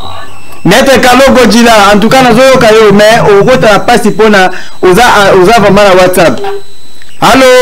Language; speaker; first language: French; non-native, local second language; Lingala